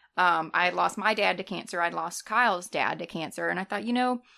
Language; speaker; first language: English; native; English